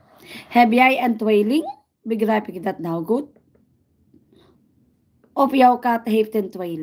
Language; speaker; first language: Dutch; non-native, fluent; Filipino